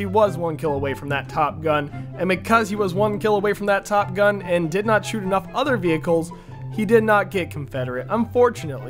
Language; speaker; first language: English; native; English